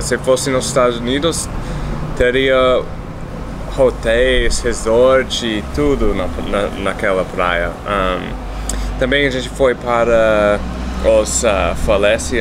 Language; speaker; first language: Portuguese; non-native, fluent; English